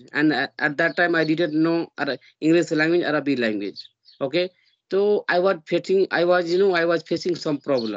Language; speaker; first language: English; non-native, learner; Hindi